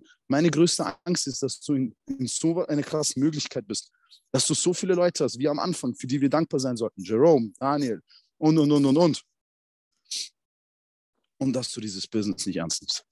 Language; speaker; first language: German; native; German